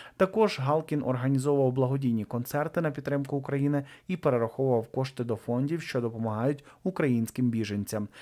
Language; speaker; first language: Ukrainian; native; Ukrainian